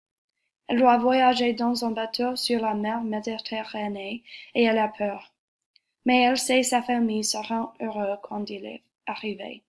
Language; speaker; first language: French; non-native, learner; English